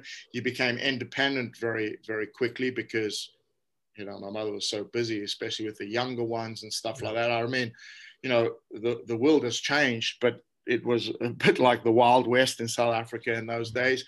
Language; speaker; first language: English; native; English